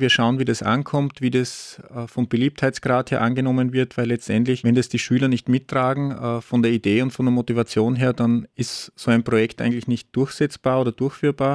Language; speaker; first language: German; native; German